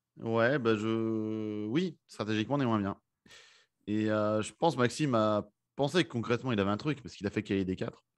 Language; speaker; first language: French; native; French